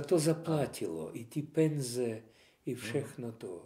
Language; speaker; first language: Czech; non-native, fluent; Russian